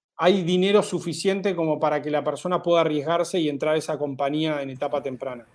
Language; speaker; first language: Spanish; native; Spanish